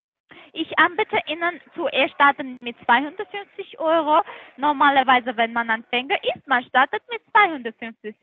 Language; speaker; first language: German; non-native, learner; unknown